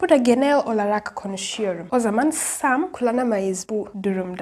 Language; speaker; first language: Turkish; non-native, learner; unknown